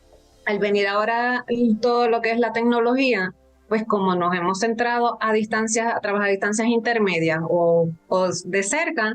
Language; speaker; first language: Spanish; native; Spanish